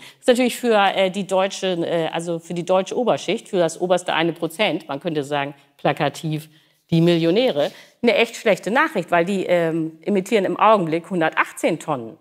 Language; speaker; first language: German; native; German